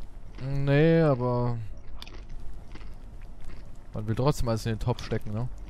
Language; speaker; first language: German; native; German